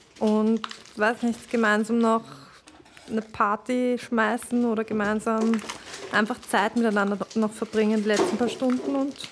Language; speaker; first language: German; native; German